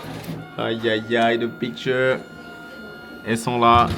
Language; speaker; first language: French; native; French